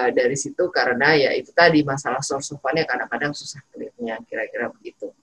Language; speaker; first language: Indonesian; native; Indonesian